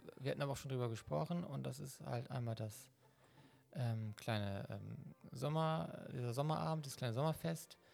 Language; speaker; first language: German; native; German